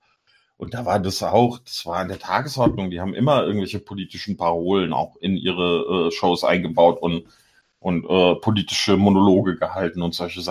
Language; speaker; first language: German; native; German